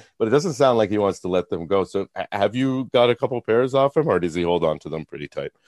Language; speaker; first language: English; native; English